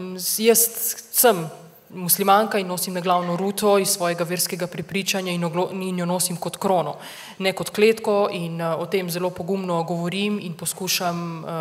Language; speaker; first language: Slovenian; native; Slovenian